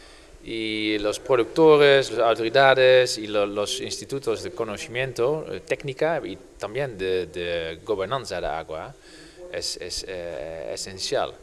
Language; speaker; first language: Spanish; non-native, fluent; Dutch